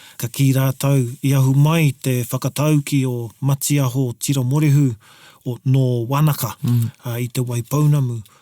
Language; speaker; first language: Māori; non-native, local second language; English